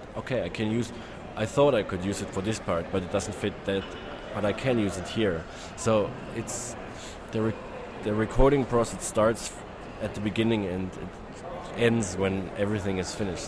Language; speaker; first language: English; non-native, fluent; German